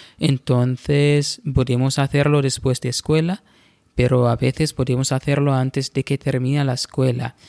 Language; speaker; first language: Spanish; non-native, fluent; Arabic